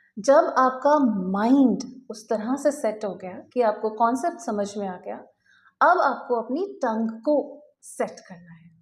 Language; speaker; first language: Hindi; native; Hindi